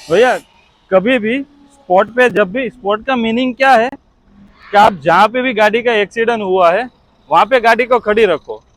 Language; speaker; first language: Hindi; non-native, local second language; Gujarati